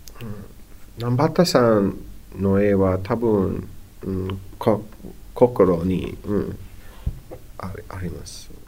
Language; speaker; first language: Japanese; non-native, learner; English